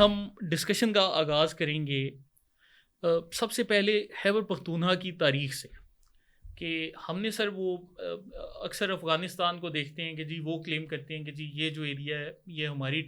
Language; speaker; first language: Urdu; native; Urdu